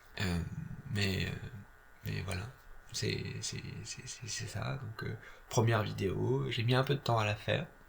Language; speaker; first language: French; native; French